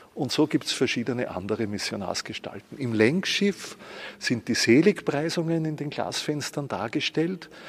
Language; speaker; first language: German; native; German